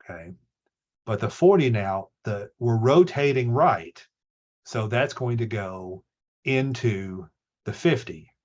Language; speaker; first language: English; native; English